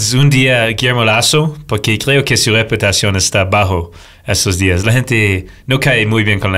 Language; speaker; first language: Spanish; non-native, fluent; English